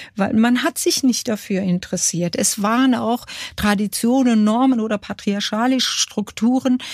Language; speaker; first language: German; early bilingual, other home language; Kurdish